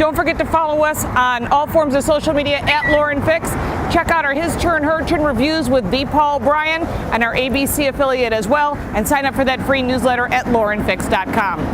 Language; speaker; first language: English; native; English